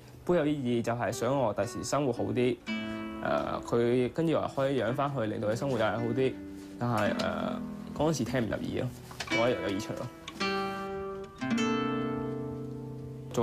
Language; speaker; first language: Chinese; non-native, local second language; Cantonese